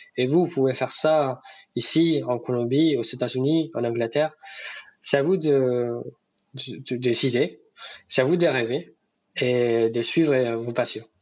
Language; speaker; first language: French; non-native, fluent; Spanish